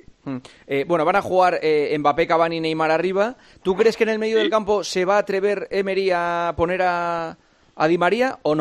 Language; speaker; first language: Spanish; native; Spanish